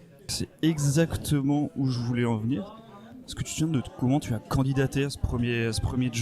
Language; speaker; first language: French; native; French